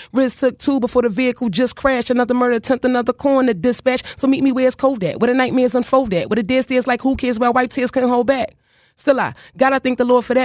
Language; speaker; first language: English; native; English